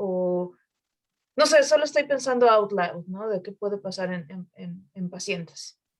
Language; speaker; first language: Spanish; native; Spanish